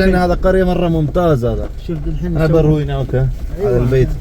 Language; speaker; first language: Arabic; non-native, learner; Malayalam